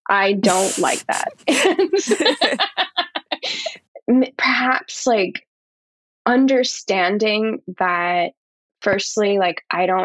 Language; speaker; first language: English; native; English